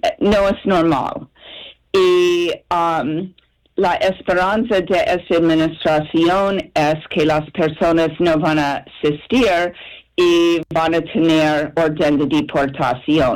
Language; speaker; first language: Spanish; non-native, fluent; English